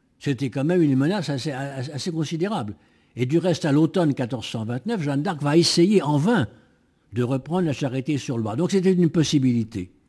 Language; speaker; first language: French; native; French